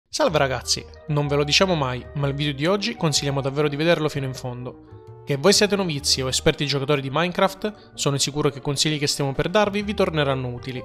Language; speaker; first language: Italian; native; Italian